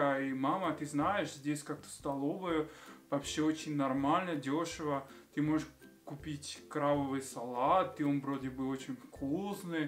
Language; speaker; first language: Russian; non-native, fluent; Spanish